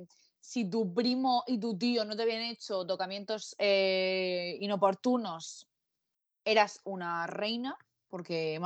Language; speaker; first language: Spanish; native; Spanish